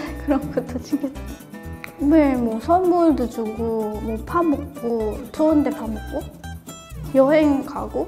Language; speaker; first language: Korean; non-native, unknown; Filipino